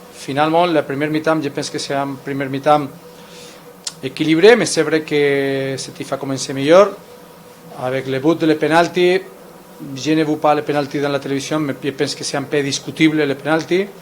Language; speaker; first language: French; non-native, fluent; Spanish